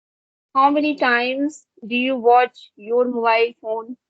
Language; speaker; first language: English; non-native, local second language; Hindi